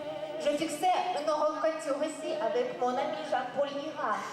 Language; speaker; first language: French; non-native, learner; Russian